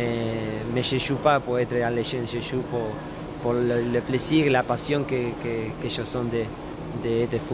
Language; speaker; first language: French; non-native, learner; Spanish